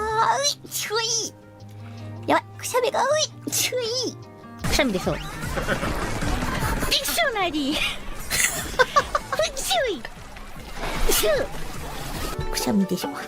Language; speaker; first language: Japanese; native; Japanese